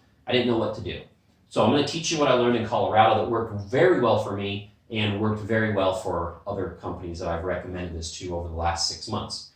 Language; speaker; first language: English; native; English